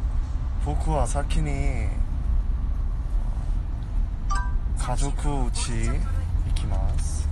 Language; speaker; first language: Japanese; non-native, learner; Korean